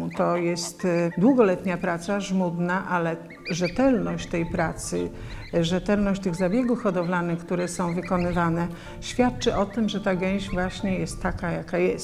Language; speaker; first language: Polish; native; Polish